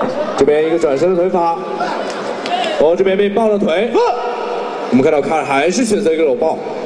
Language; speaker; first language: Chinese; native; Chinese